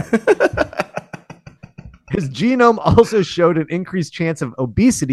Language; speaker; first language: English; native; English